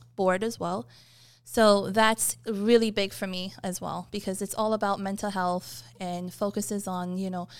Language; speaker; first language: English; early bilingual, other home language; Persian